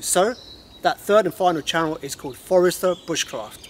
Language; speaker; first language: English; native; English